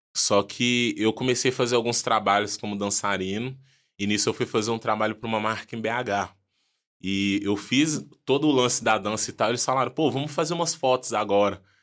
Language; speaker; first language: Portuguese; early bilingual, other home language; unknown